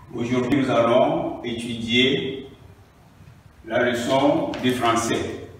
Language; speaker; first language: French; non-native, fluent; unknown